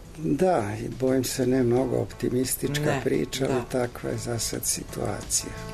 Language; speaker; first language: Serbian; native; Serbian